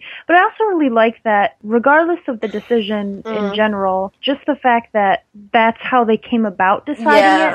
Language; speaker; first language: English; native; English